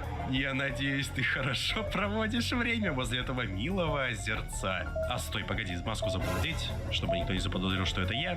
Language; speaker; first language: Russian; native; Russian